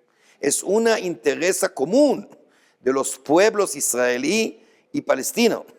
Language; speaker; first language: Spanish; non-native, fluent; Hebrew